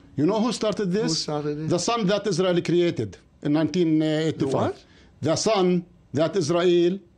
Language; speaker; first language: English; non-native, fluent; Arabic